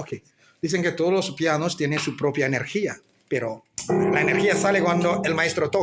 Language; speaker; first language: Spanish; non-native, fluent; Indonesian